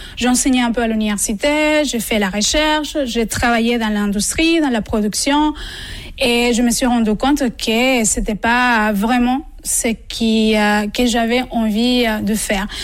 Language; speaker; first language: French; non-native, fluent; Spanish